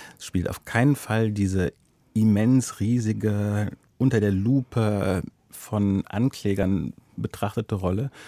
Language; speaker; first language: German; native; German